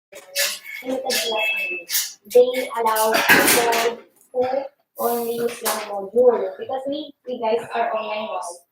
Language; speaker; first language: English; non-native, local second language; Filipino